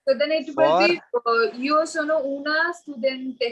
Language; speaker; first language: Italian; non-native, learner; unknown